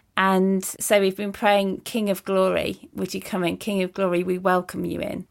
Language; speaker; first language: English; native; English